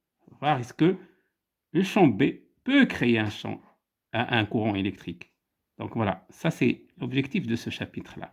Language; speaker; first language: French; non-native, local second language; Arabic